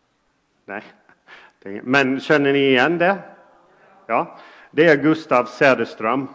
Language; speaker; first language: Swedish; non-native, fluent; English